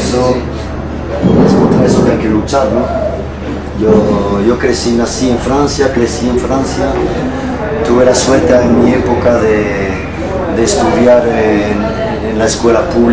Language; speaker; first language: Spanish; early bilingual, heritage; Spanish